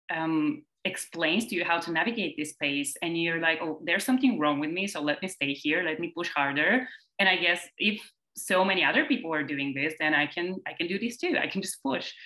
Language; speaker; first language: English; non-native, fluent; Bulgarian